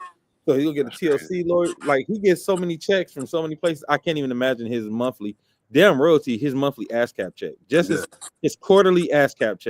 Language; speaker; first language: English; native; English